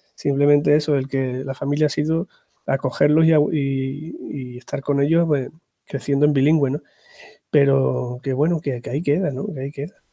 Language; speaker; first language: Spanish; native; Spanish